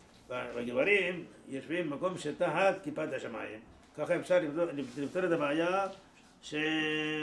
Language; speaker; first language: Hebrew; non-native, fluent; Persian